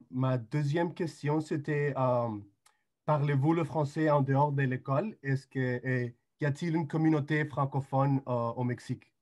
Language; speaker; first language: French; non-native, learner; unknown